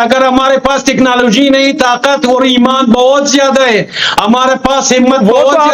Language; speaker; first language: Hindi; non-native, learner; Pashto